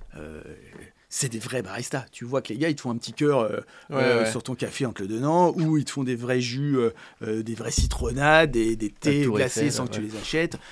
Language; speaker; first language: French; native; French